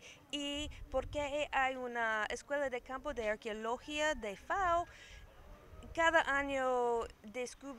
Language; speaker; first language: Spanish; non-native, learner; English